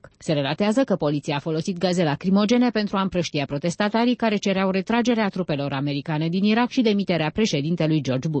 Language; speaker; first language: Romanian; native; Romanian